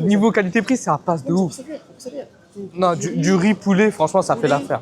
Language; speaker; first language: French; native; French